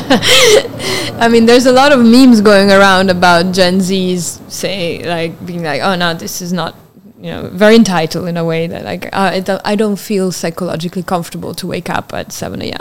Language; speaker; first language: English; non-native, fluent; Italian